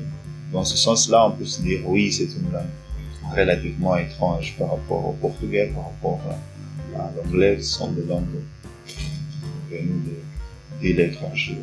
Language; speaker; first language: French; non-native, fluent; Portuguese